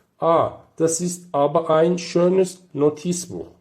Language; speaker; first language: German; non-native, fluent; Turkish